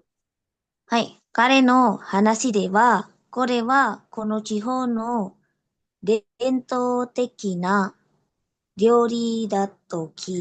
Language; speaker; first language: Japanese; non-native, learner; Indonesian